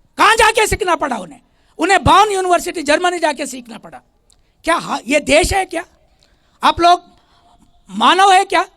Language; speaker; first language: Hindi; non-native, local second language; Telugu